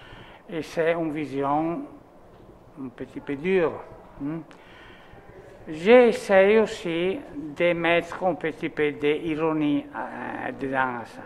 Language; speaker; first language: French; non-native, fluent; Italian